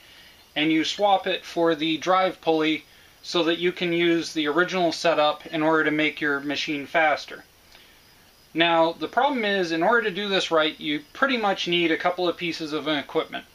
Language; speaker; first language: English; native; English